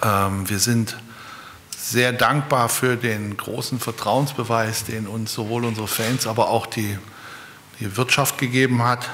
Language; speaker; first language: German; native; German